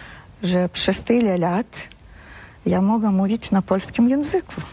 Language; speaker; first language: Polish; early bilingual, heritage; Polish